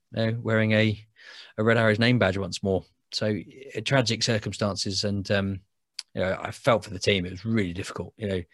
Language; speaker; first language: English; native; English